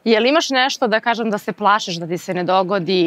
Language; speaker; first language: Serbian; native; Serbian